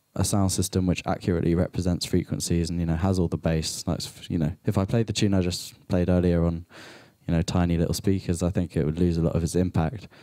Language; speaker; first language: English; native; English